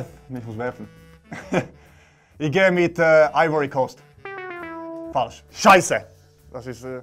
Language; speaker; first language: German; non-native, fluent; Finnish